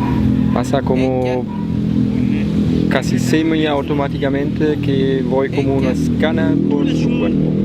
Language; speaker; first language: Spanish; non-native, fluent; Portuguese